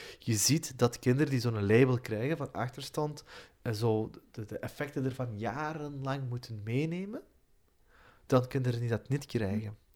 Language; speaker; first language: Dutch; early bilingual, other home language; Turkish